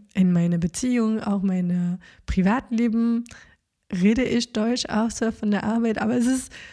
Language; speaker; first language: German; non-native, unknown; French